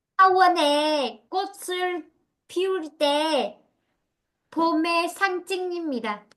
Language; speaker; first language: Korean; non-native, learner; Vietnamese